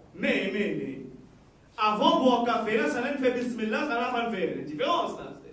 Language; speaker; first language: French; non-native, local second language; Haitian Creole